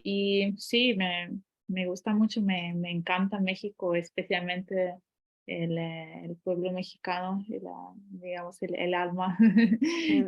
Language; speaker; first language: Spanish; non-native, fluent; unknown